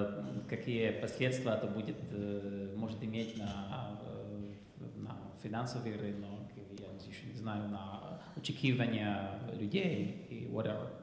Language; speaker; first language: Russian; non-native, fluent; Czech